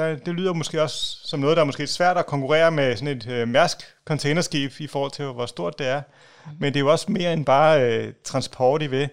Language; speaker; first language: Danish; native; Danish